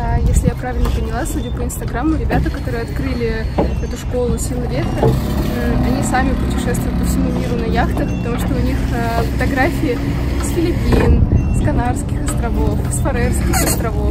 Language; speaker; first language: Russian; native; Russian